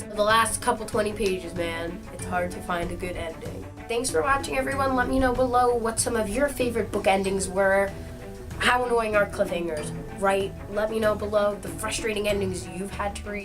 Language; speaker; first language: English; native; English